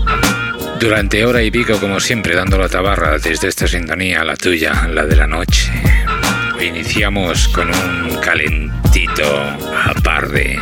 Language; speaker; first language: Spanish; native; Spanish